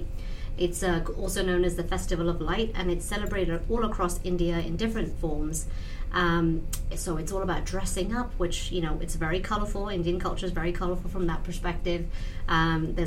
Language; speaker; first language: English; non-native, local second language; Punjabi